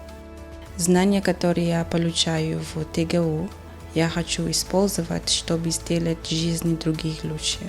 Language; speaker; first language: Russian; non-native, learner; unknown